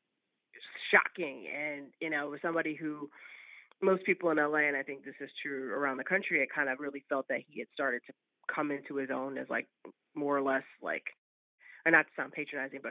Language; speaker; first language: English; native; English